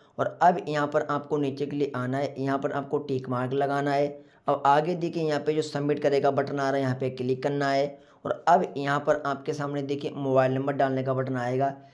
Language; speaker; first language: Hindi; native; Hindi